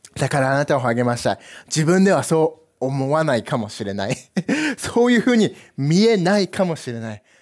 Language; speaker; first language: Japanese; early bilingual, other home language; English